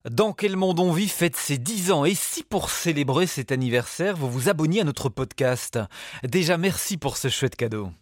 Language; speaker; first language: French; native; French